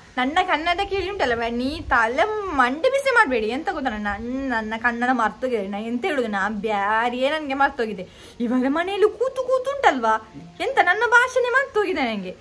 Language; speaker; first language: Kannada; non-native, local second language; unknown